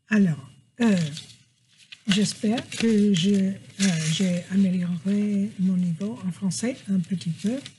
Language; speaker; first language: French; non-native, fluent; English